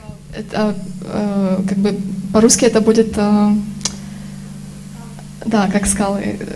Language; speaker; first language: Russian; native; Russian